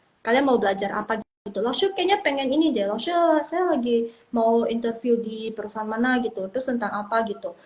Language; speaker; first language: Indonesian; non-native, local second language; Min Nan Chinese